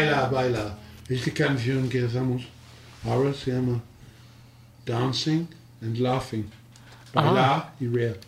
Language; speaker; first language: Spanish; non-native, learner; English